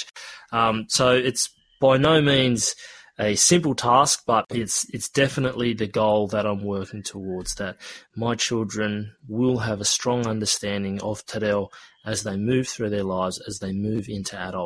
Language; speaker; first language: English; native; English